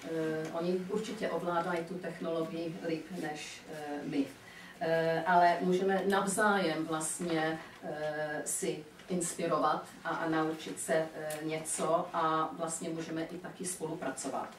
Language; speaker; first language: Czech; early bilingual, heritage; Czech